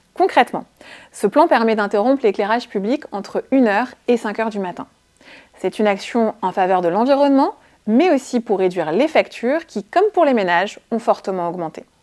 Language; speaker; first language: French; native; French